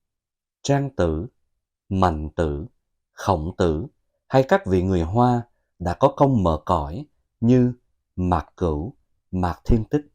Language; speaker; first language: Vietnamese; native; Vietnamese